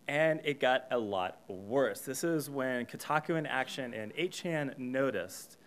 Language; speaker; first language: English; native; English